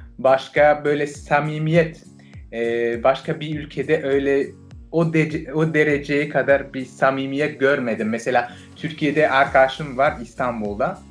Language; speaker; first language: Turkish; non-native, fluent; French